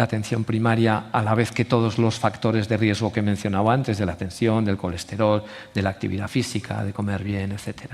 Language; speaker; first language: Spanish; native; Spanish